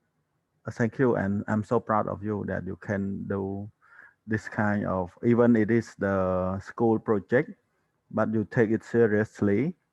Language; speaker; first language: English; non-native, learner; Khmer